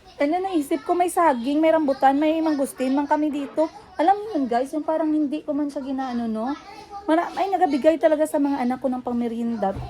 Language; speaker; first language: Filipino; non-native, local second language; Cebuano